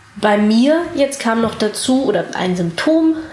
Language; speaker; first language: German; native; German